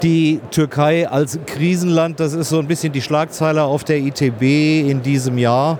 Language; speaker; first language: German; native; German